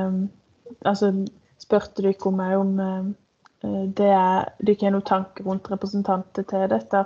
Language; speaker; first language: Norwegian; native; Norwegian